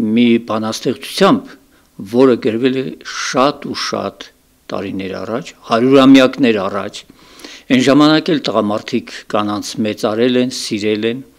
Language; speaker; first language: Armenian; native; Armenian